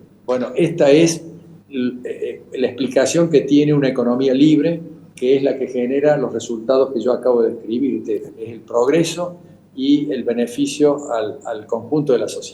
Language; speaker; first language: Spanish; native; Spanish